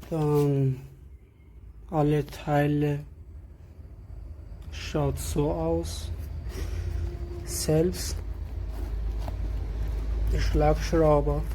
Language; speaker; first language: German; non-native, learner; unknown